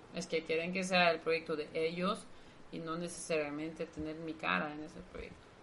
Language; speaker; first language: Spanish; non-native, fluent; Dutch